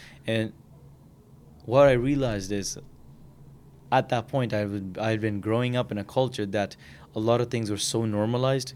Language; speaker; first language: English; early bilingual, other home language; Punjabi